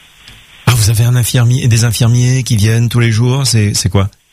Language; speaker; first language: French; native; French